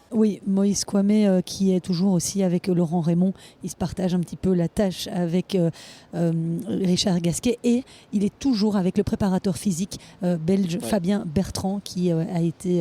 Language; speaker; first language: French; native; French